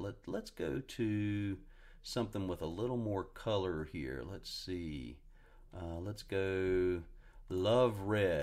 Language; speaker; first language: English; native; English